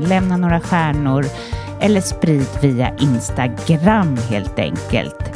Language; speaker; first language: Swedish; native; Swedish